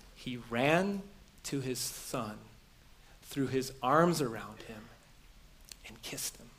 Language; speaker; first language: English; native; English